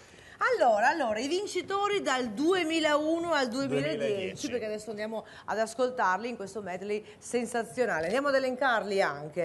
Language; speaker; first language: Italian; native; Italian